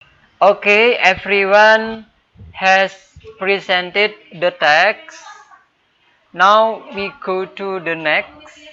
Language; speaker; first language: English; non-native, fluent; Indonesian